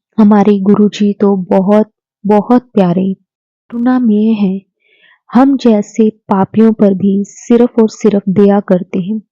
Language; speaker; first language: Hindi; native; Hindi